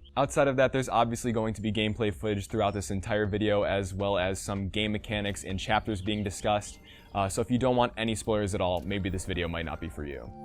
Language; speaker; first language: English; native; English